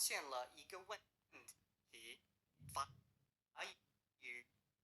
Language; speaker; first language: Chinese; non-native, learner; English